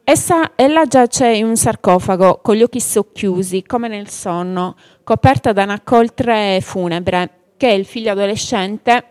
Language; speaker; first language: Italian; native; Italian